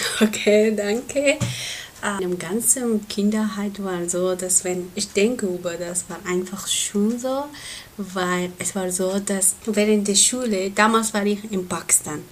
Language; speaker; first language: German; non-native, learner; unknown